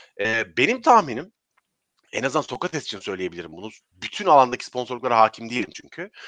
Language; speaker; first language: Turkish; native; Turkish